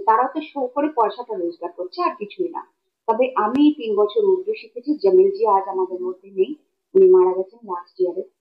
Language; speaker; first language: Bangla; native; Bangla